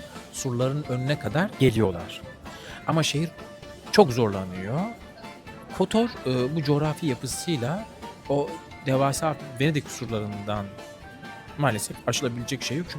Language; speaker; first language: Turkish; native; Turkish